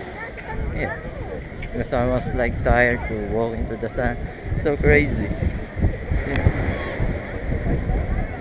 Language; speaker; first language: English; non-native, local second language; Filipino